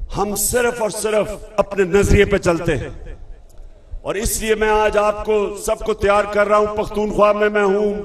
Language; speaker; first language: Urdu; native; Urdu